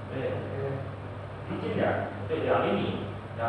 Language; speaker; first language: Chinese; native; Chinese